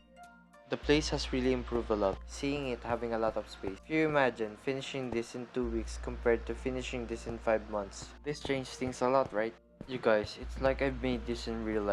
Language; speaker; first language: English; non-native, local second language; Filipino